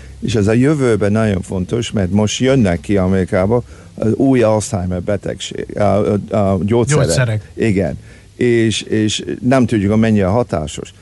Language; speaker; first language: Hungarian; early bilingual, heritage; Hungarian